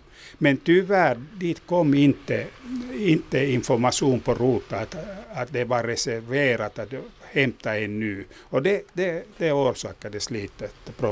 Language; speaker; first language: Swedish; non-native, local second language; Finnish